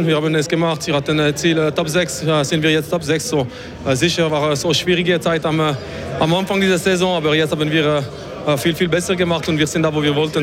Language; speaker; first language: German; non-native, fluent; French